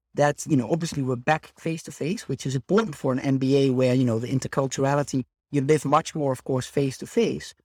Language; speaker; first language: English; non-native, fluent; Dutch